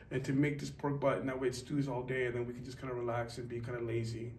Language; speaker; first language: English; native; English